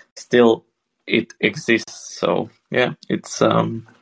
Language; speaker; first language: English; non-native, fluent; Swedish